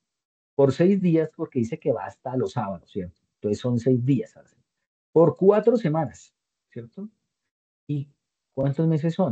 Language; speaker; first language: Spanish; native; Spanish